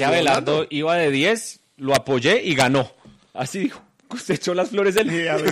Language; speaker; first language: Spanish; native; Spanish